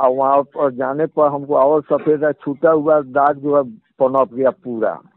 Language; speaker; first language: Hindi; native; Hindi